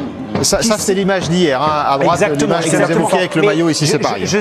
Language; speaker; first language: French; native; French